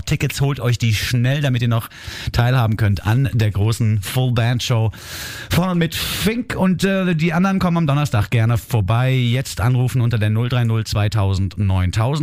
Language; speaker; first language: German; native; German